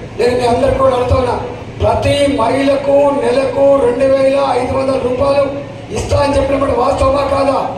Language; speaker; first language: Telugu; native; Telugu